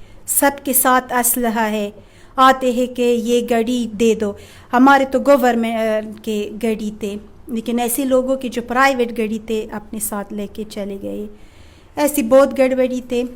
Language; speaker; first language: Hindi; non-native, fluent; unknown